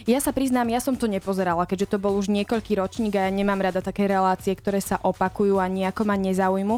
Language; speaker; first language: Slovak; native; Slovak